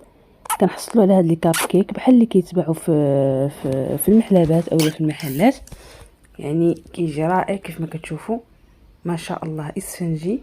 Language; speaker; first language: Arabic; native; Arabic